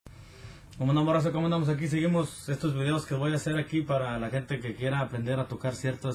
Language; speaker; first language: Spanish; native; Spanish